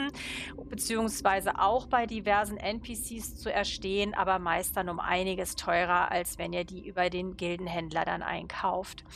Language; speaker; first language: German; native; German